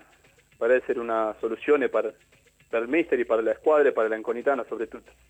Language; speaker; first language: Italian; non-native, learner; Spanish